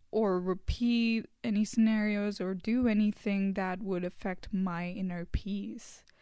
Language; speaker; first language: English; non-native, local second language; Hindi